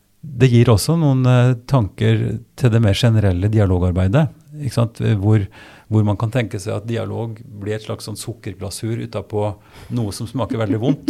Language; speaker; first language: Norwegian; native; Norwegian